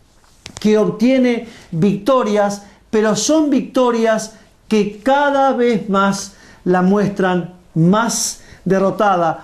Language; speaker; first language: Spanish; native; Spanish